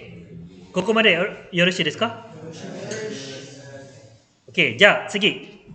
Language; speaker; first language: Japanese; non-native, fluent; Malay